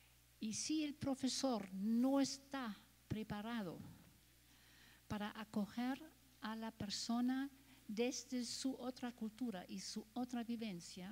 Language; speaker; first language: Spanish; non-native, fluent; German